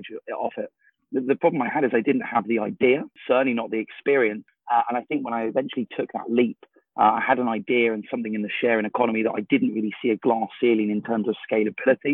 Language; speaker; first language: English; native; English